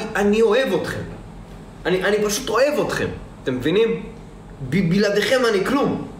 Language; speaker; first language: Hebrew; early bilingual, other home language; Russian